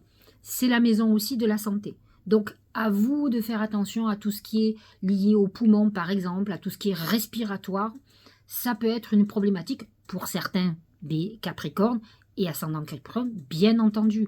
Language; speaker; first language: French; native; French